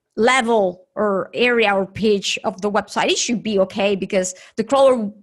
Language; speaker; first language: English; non-native, fluent; Spanish